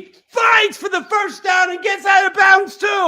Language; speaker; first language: English; native; English